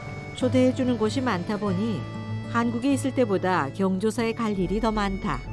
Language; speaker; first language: Korean; native; Korean